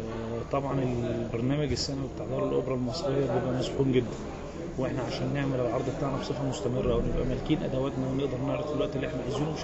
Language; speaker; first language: Arabic; native; Arabic